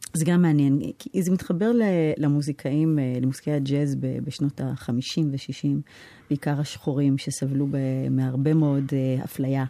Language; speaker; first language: Hebrew; early bilingual, heritage; Hebrew